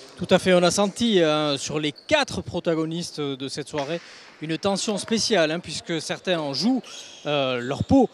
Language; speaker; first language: French; native; French